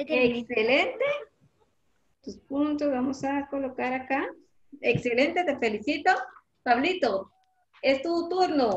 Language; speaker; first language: Spanish; native; Spanish